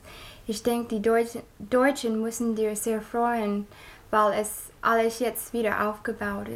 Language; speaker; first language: German; non-native, learner; English